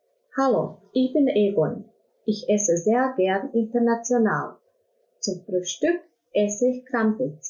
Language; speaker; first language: German; non-native, fluent; Croatian